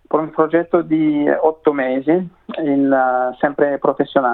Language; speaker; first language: Italian; non-native, fluent; French